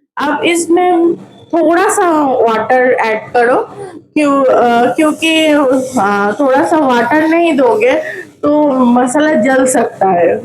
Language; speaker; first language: Hindi; non-native, local second language; Bangla